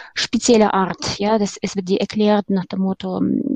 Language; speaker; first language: German; non-native, fluent; Ukrainian